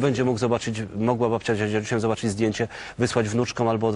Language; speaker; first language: Polish; native; Polish